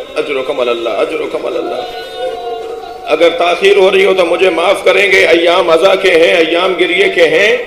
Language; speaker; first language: Urdu; non-native, local second language; Sindhi